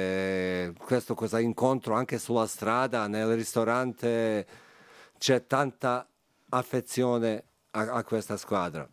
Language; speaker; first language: Italian; non-native, fluent; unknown